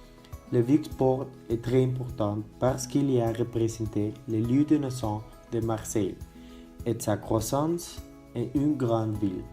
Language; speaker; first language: French; non-native, learner; Spanish